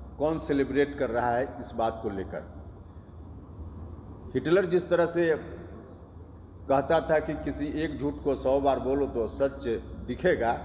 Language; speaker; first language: Hindi; native; Hindi